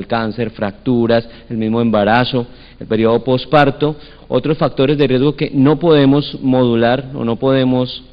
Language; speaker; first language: Spanish; native; Spanish